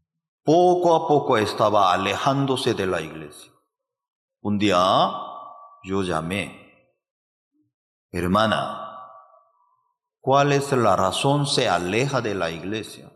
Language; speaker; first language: Spanish; non-native, fluent; Korean